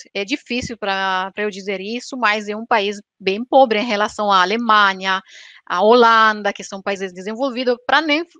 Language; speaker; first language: Portuguese; non-native, fluent; Romanian